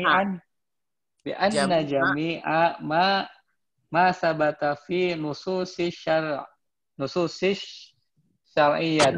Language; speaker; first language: Arabic; non-native, learner; Indonesian